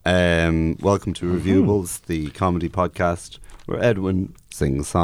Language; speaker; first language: English; native; English